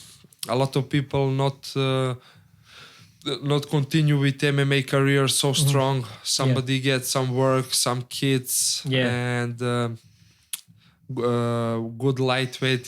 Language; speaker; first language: English; non-native, learner; Serbian